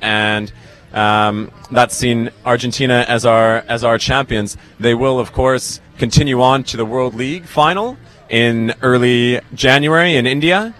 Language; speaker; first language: English; native; English